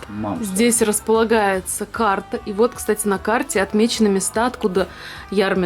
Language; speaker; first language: Russian; native; Russian